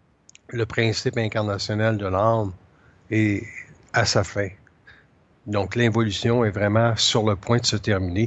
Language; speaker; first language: French; native; French